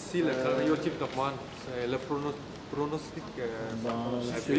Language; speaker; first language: French; non-native, learner; Vietnamese